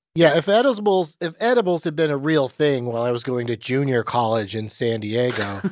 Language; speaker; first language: English; native; English